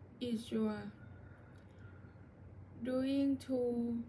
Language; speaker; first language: English; non-native, learner; Thai